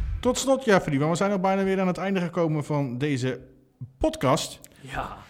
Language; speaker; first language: Dutch; native; Dutch